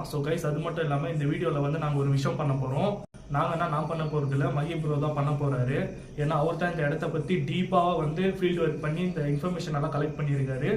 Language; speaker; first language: Tamil; native; Tamil